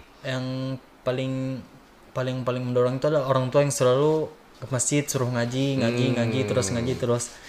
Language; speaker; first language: Indonesian; native; Indonesian